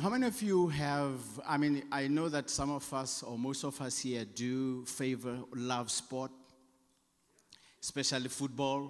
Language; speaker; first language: English; non-native, local second language; Southern Sotho